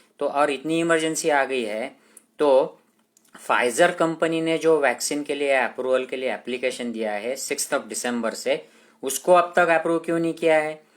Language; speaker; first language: Hindi; non-native, local second language; Marathi